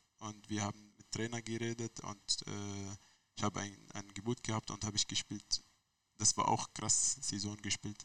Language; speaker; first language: German; non-native, learner; Arabic